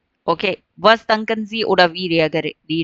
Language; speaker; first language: German; non-native, fluent; Hindi